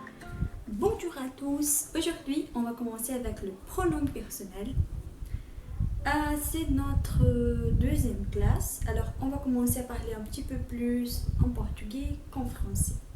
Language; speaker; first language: French; non-native, fluent; Portuguese